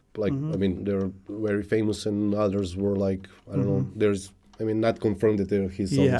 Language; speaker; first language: English; non-native, fluent; Serbian